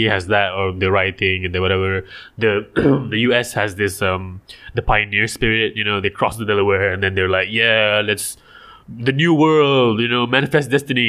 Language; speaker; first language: English; non-native, local second language; Malay